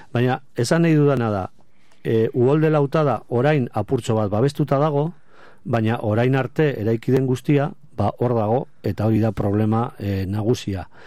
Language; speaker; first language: Basque; native; Basque